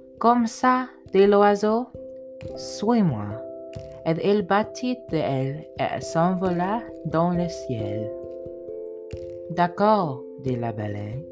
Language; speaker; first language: French; non-native, learner; English